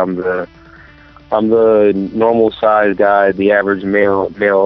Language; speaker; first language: English; native; English